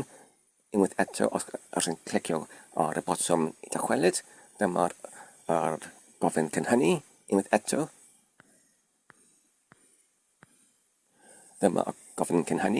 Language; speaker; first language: Welsh; non-native, learner; Polish